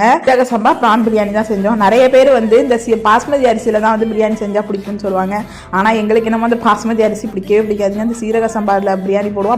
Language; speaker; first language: Tamil; native; Tamil